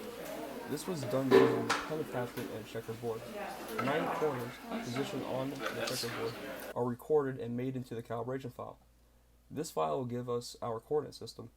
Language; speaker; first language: English; native; English